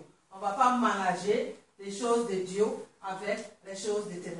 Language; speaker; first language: French; non-native, learner; Swahili